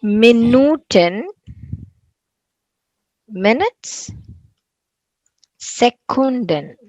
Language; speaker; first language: German; non-native, fluent; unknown